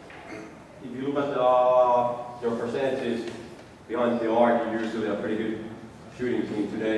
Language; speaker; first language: English; non-native, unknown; Finnish